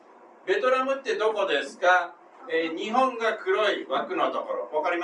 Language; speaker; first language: Japanese; native; Japanese